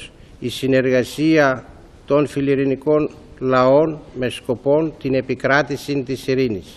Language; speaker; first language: Greek; native; Greek